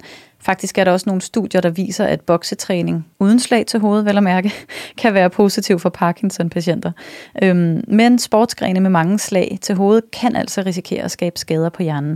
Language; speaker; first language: Danish; native; Danish